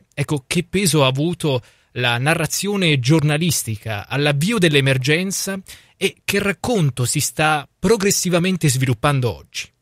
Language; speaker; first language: Italian; native; Italian